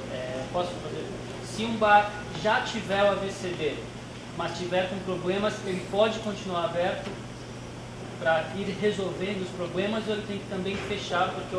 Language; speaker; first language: Portuguese; native; Portuguese